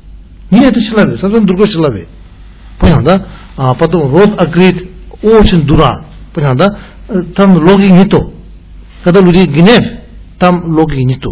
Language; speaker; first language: Russian; non-native, learner; Tibetan